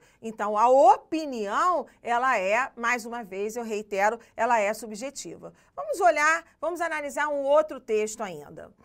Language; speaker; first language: Portuguese; native; Portuguese